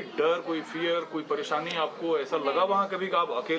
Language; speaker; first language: Hindi; native; Hindi